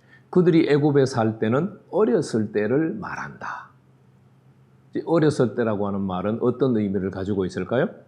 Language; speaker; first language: Korean; native; Korean